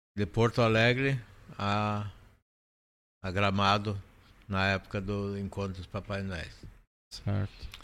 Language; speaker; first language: Portuguese; native; Portuguese